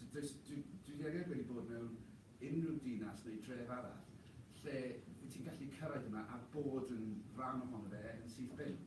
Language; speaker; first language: Welsh; non-native, local second language; English